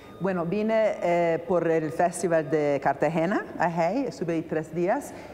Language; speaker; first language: Spanish; non-native, fluent; Italian